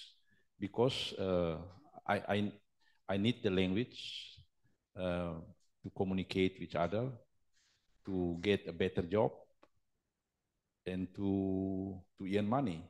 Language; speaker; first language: English; non-native, learner; Indonesian